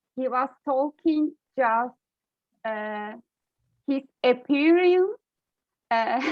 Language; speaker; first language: English; non-native, learner; Turkish